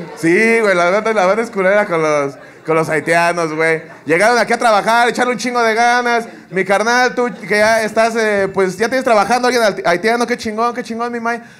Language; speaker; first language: Spanish; native; Spanish